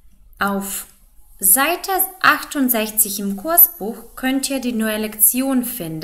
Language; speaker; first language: German; non-native, fluent; Macedonian